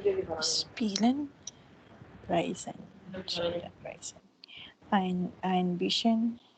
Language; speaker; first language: German; non-native, learner; Filipino